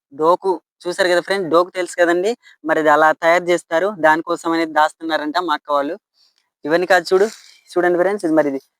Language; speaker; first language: Telugu; non-native, local second language; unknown